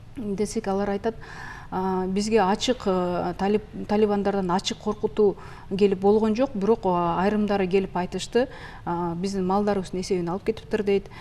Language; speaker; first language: Kyrgyz; native; Kyrgyz